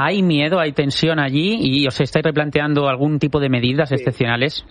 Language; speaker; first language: Spanish; native; Spanish